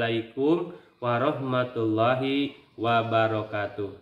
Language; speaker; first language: Indonesian; native; Indonesian